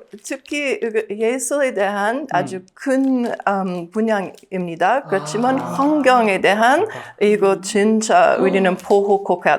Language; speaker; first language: Korean; non-native, learner; English